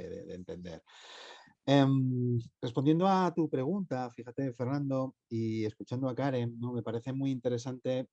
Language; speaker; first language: Spanish; native; Spanish